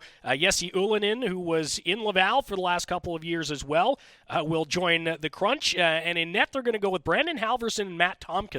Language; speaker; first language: English; native; English